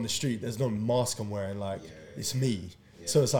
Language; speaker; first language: English; native; English